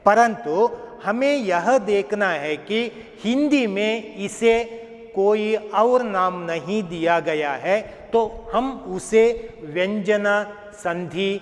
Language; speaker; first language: Hindi; non-native, local second language; Kannada